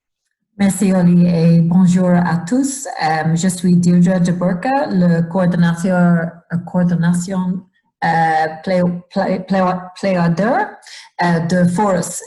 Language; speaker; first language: French; non-native, fluent; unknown